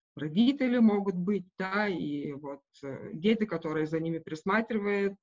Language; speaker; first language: Russian; non-native, local second language; Lithuanian